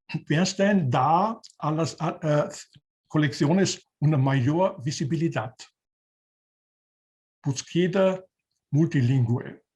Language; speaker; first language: Spanish; non-native, learner; German